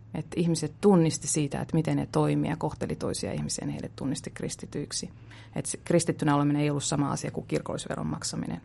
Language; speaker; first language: Finnish; native; Finnish